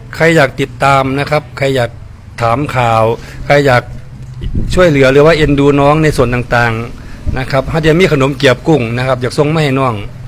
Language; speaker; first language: Thai; native; Thai